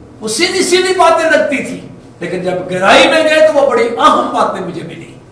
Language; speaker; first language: Urdu; non-native, local second language; Punjabi